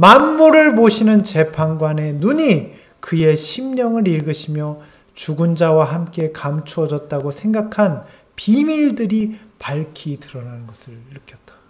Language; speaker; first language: Korean; native; Korean